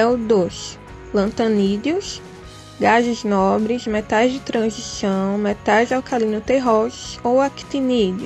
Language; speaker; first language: Portuguese; native; Portuguese